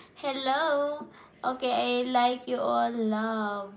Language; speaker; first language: English; non-native, local second language; Cebuano